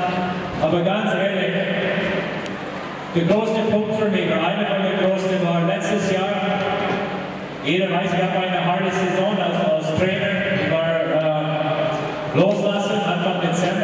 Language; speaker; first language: German; non-native, learner; English